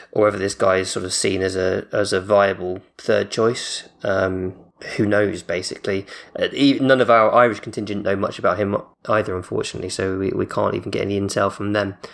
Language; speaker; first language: English; native; English